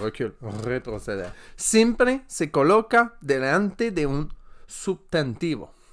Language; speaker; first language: Spanish; non-native, learner; French